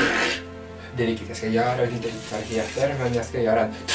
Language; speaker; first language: Swedish; native; Swedish